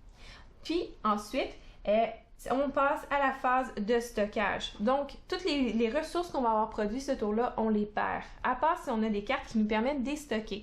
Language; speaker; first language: French; native; French